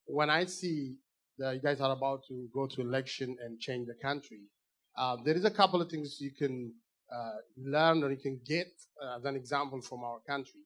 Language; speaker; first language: English; non-native, fluent; Amharic